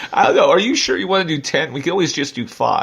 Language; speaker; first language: English; native; English